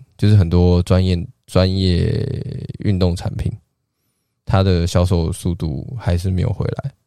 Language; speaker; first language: Chinese; native; Chinese